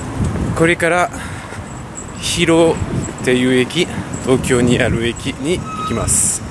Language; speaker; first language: Japanese; non-native, fluent; French